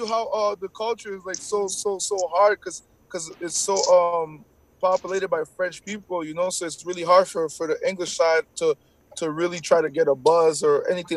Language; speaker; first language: English; non-native, fluent; French